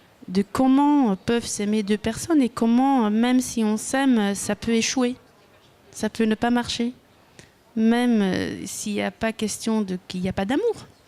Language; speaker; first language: French; non-native, local second language; Dutch